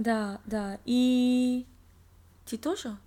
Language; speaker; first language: Russian; non-native, learner; English